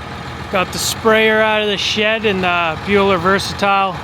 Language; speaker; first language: English; native; English